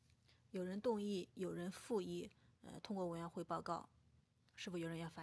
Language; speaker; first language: Chinese; native; Chinese